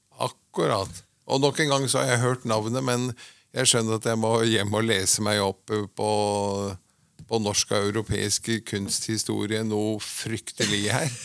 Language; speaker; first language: Norwegian; native; Norwegian